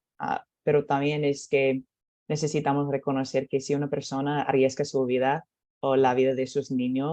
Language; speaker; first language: Spanish; non-native, learner; English